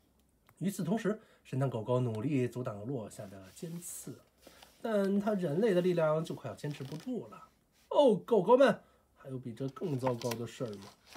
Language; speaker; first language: Chinese; native; Chinese